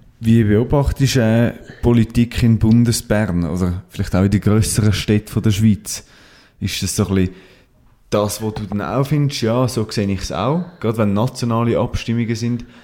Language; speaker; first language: German; native; German